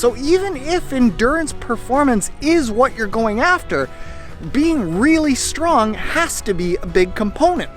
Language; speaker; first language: English; native; English